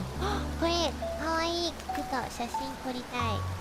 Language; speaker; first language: Japanese; non-native, learner; Chinese